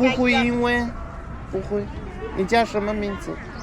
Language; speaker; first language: Chinese; non-native, learner; Armenian